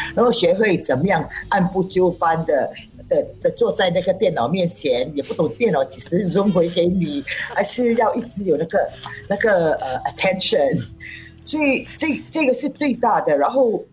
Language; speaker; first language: Chinese; non-native, local second language; Cantonese